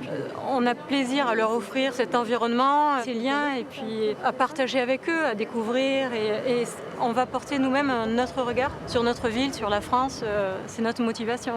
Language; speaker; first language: French; native; French